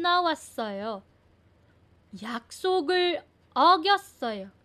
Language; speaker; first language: Korean; non-native, fluent; Filipino